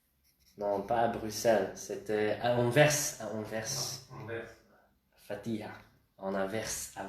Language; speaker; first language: French; non-native, learner; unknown